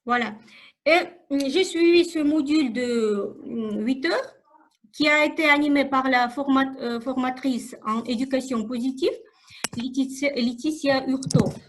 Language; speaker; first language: French; non-native, fluent; Russian